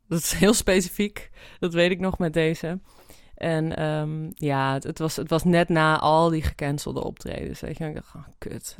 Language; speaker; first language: Dutch; native; Dutch